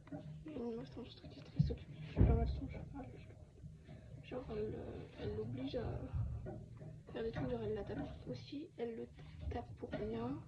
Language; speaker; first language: French; native; French